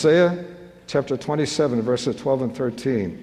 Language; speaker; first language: English; native; English